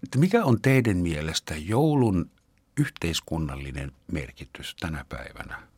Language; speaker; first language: Finnish; non-native, fluent; German